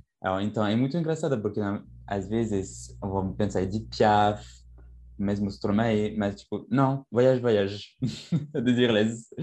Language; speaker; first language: Portuguese; non-native, learner; French